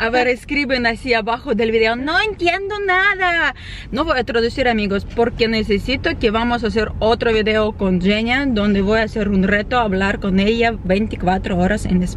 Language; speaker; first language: Spanish; non-native, fluent; Ukrainian